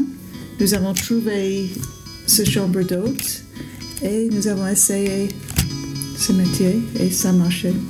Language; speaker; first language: French; non-native, learner; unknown